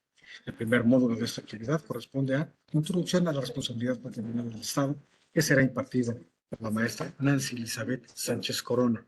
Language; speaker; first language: Spanish; native; Spanish